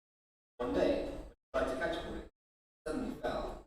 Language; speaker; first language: English; non-native, learner; Indonesian